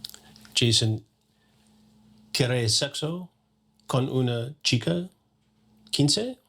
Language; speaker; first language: Spanish; non-native, learner; English